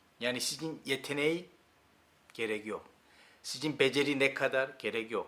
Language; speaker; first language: Turkish; non-native, learner; Korean